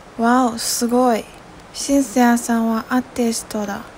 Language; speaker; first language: Japanese; non-native, learner; Chinese